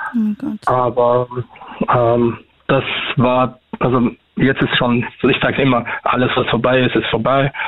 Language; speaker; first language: German; non-native, fluent; Arabic